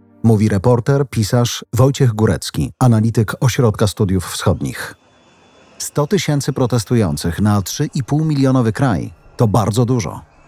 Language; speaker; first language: Polish; native; Polish